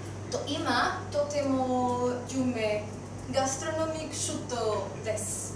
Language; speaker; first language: Japanese; non-native, learner; Spanish